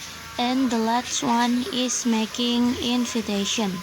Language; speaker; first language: English; non-native, learner; Indonesian